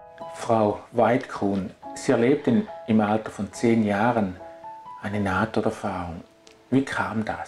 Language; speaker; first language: German; native; German